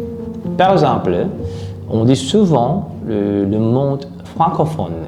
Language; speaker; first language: French; non-native, fluent; Korean